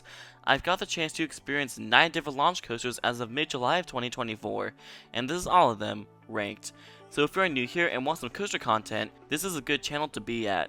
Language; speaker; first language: English; native; English